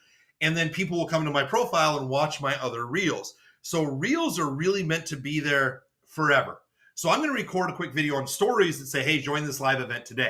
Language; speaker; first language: English; native; English